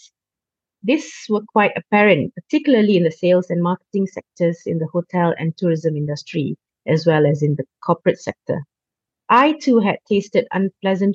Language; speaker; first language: English; non-native, local second language; Malay